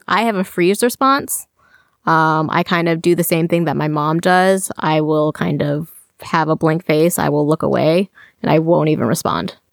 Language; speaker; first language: English; native; English